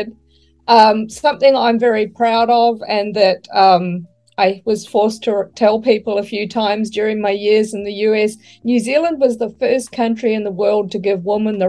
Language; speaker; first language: English; native; English